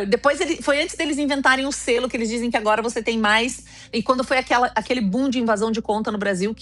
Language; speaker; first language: Portuguese; native; Portuguese